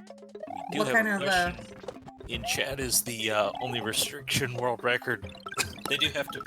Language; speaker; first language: English; native; English